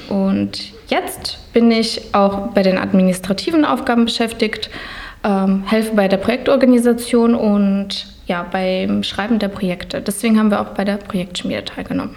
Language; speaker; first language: German; native; German